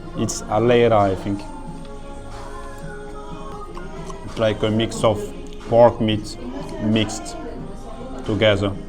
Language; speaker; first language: English; non-native, learner; French